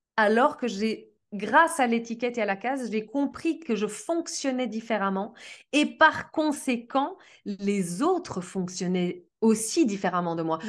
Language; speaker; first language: French; early bilingual, other home language; Portuguese